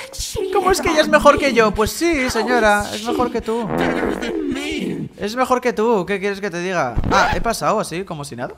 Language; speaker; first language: Spanish; native; Spanish